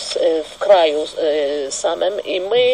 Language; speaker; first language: Polish; non-native, fluent; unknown